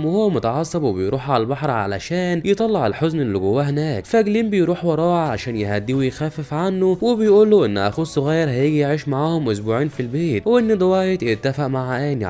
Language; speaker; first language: Arabic; native; Arabic